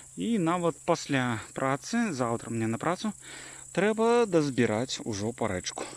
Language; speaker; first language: Belarusian; native; Belarusian